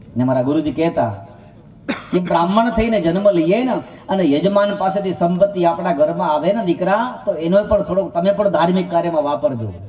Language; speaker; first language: Gujarati; non-native, local second language; Kachhi